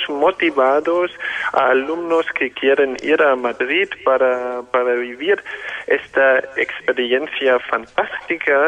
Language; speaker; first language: Spanish; non-native, fluent; German